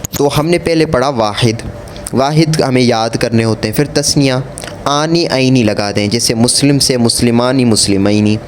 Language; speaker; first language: Urdu; native; Urdu